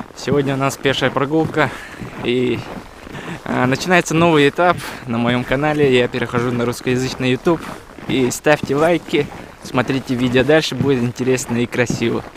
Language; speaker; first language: Russian; non-native, local second language; Yakut